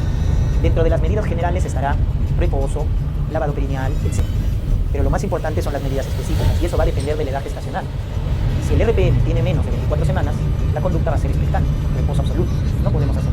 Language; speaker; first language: Spanish; native; Spanish